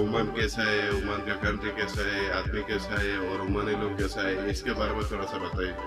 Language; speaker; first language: Hindi; non-native, fluent; Bangla